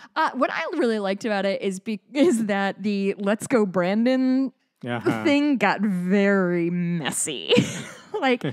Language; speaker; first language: English; native; English